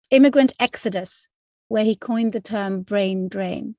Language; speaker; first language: English; native; English